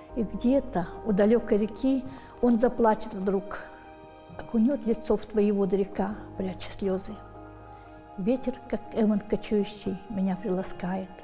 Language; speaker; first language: Russian; non-native, local second language; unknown